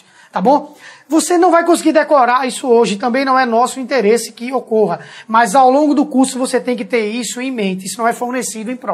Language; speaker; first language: Portuguese; native; Portuguese